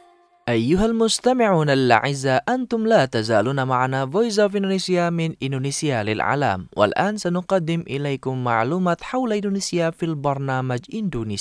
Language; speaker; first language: Arabic; non-native, fluent; Indonesian